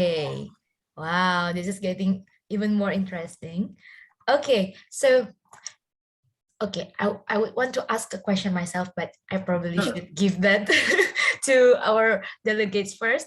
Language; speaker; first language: English; non-native, fluent; Indonesian